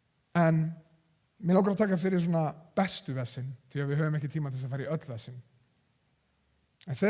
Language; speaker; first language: Icelandic; non-native, fluent; English